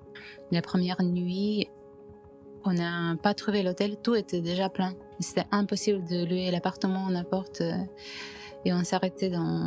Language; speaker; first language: French; non-native, fluent; Ukrainian